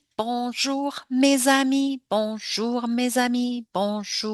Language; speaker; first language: French; non-native, fluent; English